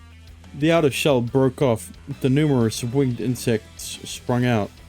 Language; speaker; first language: English; native; English